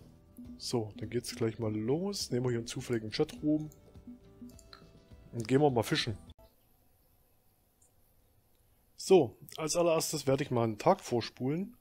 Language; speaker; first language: German; native; German